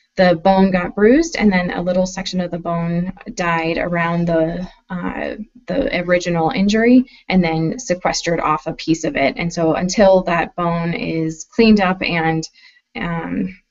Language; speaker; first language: English; native; English